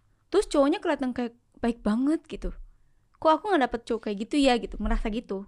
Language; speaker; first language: Indonesian; non-native, fluent; Japanese